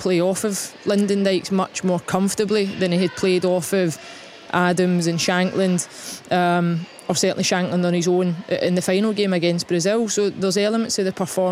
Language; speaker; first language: English; native; English